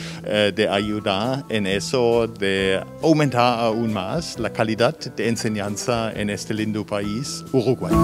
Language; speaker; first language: Spanish; non-native, fluent; German